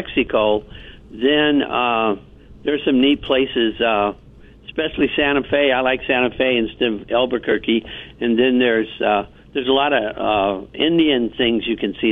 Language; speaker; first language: English; native; English